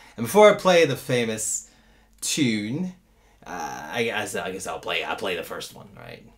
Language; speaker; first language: English; native; English